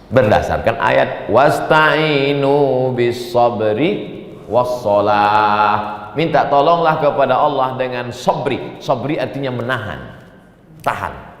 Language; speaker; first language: Indonesian; native; Indonesian